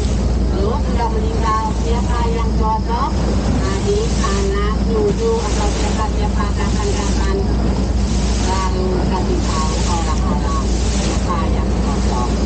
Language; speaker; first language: Indonesian; non-native, fluent; Thai